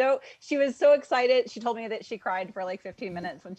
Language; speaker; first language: English; native; English